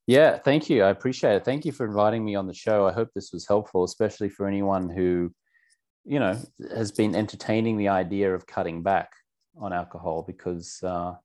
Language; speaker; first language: English; native; English